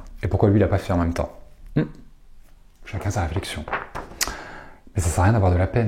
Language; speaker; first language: French; native; French